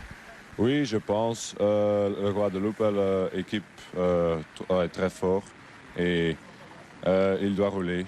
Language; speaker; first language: French; non-native, learner; Dutch